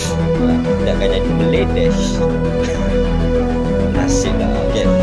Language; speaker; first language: Malay; native; Malay